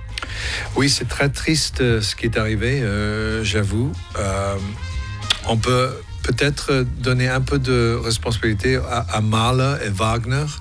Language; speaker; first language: French; non-native, fluent; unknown